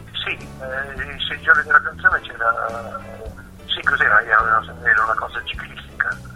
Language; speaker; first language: Italian; native; Italian